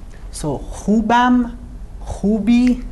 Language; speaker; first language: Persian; non-native, fluent; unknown